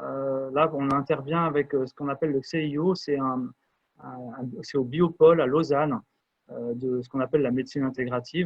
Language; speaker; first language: French; native; French